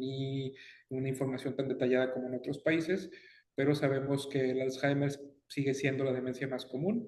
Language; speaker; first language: Spanish; native; Spanish